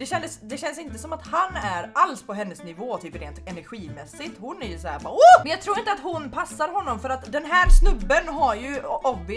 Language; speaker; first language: Swedish; native; Swedish